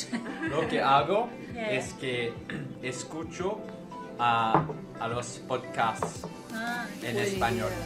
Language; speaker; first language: Spanish; non-native, learner; English